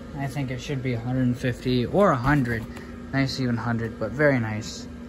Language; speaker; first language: English; native; English